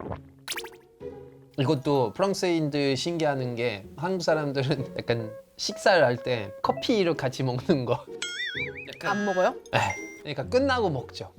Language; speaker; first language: Korean; non-native, fluent; French